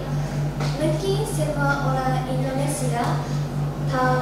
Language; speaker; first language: Indonesian; non-native, learner; Japanese